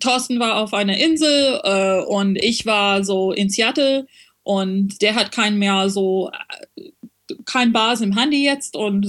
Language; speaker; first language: German; non-native, learner; French